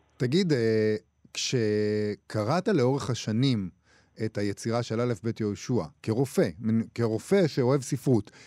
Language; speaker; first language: Hebrew; native; Hebrew